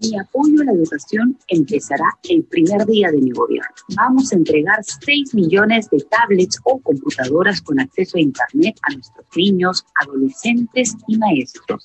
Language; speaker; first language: Spanish; native; Spanish